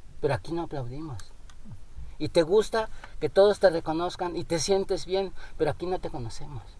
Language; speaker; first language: Spanish; non-native, local second language; Nahuatl languages